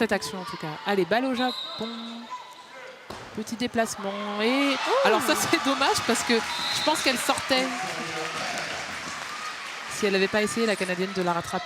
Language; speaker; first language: French; native; French